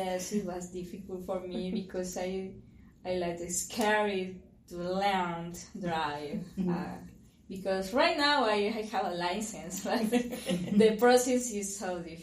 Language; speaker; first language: English; non-native, learner; Spanish